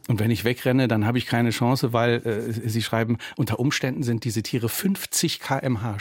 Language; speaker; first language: German; native; German